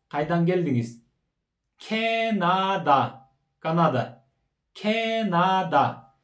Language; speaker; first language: Korean; non-native, fluent; Kyrgyz